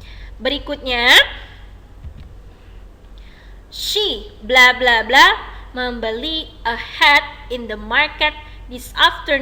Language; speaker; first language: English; non-native, fluent; Indonesian